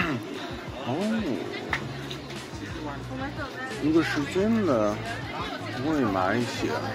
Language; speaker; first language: Chinese; non-native, learner; English